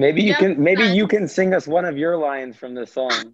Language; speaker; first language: English; native; English